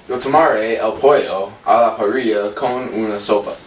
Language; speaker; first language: Spanish; non-native, learner; English